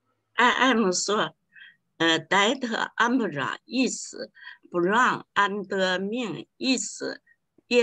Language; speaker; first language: English; non-native, learner; Chinese